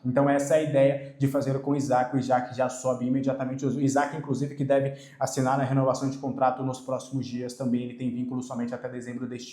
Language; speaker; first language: Portuguese; native; Portuguese